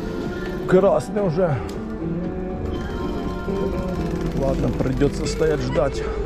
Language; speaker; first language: Russian; native; Russian